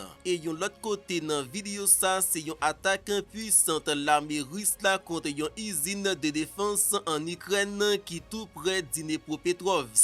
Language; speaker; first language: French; non-native, local second language; Haitian Creole